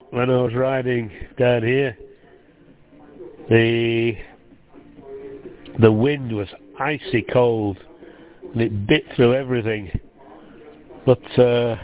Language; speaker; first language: English; native; English